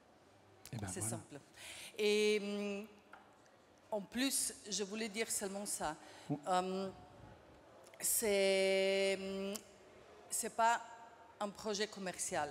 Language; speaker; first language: French; non-native, fluent; Slovenian